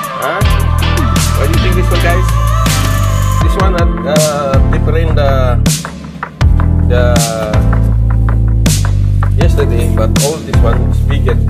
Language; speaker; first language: English; non-native, learner; Filipino